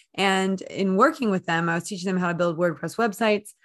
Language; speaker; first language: English; native; English